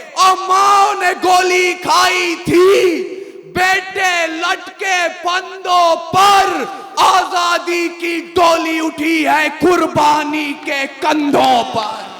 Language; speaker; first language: Hindi; native; Hindi